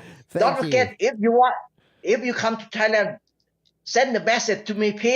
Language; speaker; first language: English; non-native, learner; Thai